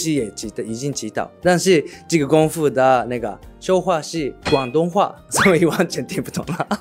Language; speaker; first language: Chinese; non-native, learner; Japanese